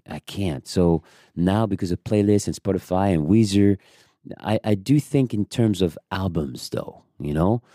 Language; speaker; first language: English; non-native, fluent; French